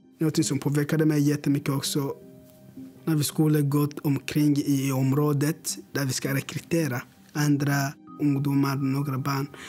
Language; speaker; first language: Swedish; non-native, learner; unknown